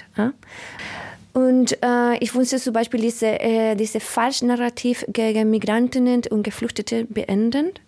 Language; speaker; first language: German; non-native, learner; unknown